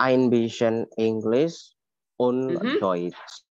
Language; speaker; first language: German; non-native, learner; Indonesian